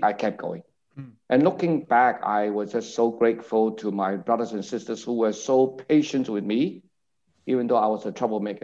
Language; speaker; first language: English; non-native, local second language; Cantonese